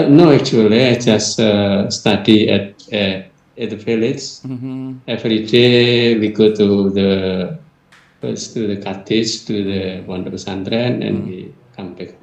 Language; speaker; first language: English; non-native, local second language; Javanese